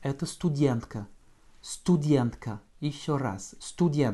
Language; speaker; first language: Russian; non-native, fluent; French